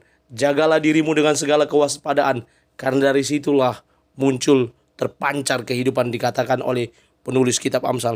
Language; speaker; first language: Indonesian; native; Indonesian